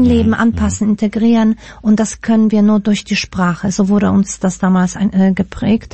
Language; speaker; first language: German; early bilingual, other home language; Polish